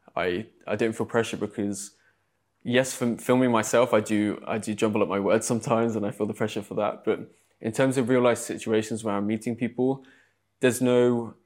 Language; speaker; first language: English; native; English